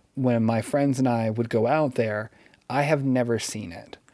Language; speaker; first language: English; native; English